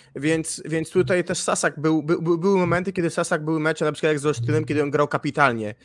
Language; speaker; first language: Polish; native; Polish